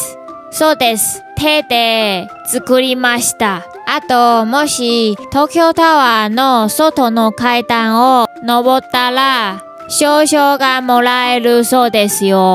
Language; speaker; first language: Japanese; non-native, learner; Chinese